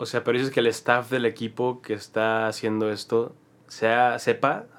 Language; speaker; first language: Spanish; native; Spanish